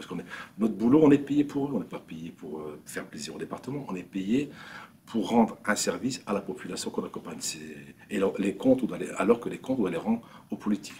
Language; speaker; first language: French; native; French